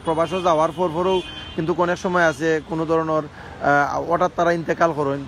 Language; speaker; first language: Bangla; native; Bangla